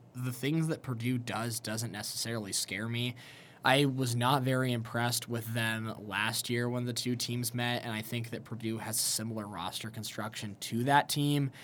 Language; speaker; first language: English; native; English